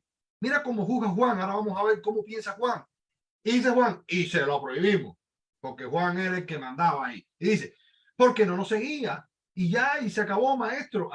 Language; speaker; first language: Spanish; native; Spanish